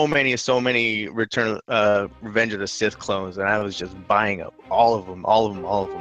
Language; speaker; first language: English; native; English